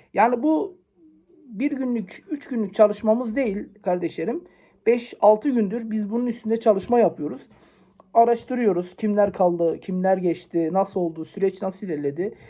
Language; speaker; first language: Turkish; native; Turkish